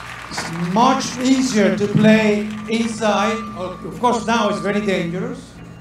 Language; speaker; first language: English; non-native, fluent; Spanish